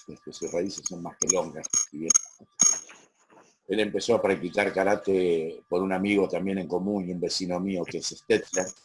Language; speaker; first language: Spanish; native; Spanish